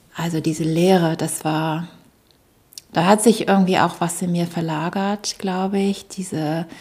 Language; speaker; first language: German; early bilingual, other home language; English